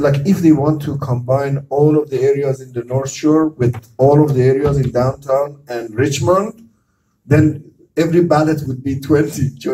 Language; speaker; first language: English; non-native, fluent; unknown